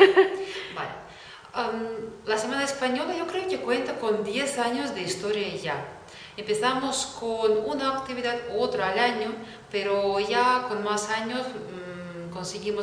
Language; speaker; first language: Spanish; non-native, fluent; Russian